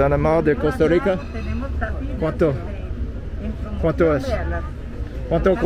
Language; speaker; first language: Spanish; non-native, learner; English